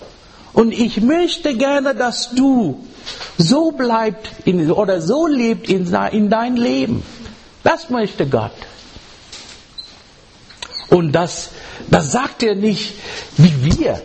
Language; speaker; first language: German; non-native, learner; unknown